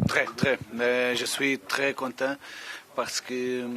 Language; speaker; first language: French; non-native, fluent; Portuguese